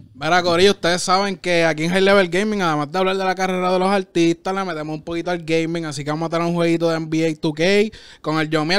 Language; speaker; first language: Spanish; native; Spanish